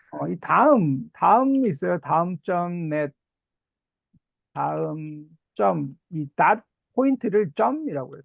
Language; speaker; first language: Korean; native; Korean